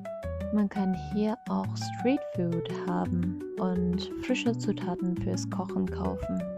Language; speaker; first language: German; non-native, fluent; Vietnamese